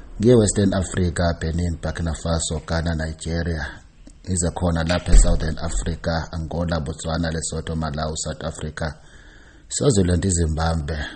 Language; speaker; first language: Zulu; native; Zulu